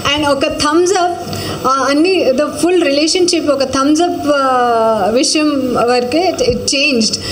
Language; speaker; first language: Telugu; non-native, learner; Hindi